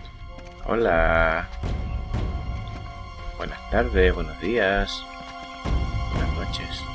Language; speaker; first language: Spanish; native; Spanish